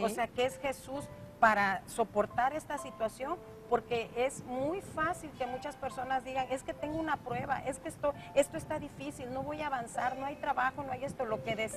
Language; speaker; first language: Spanish; native; Spanish